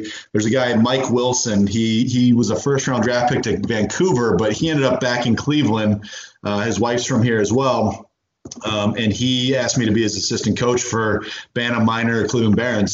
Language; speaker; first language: English; native; English